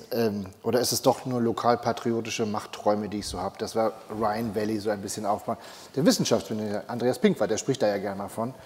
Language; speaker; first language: German; native; German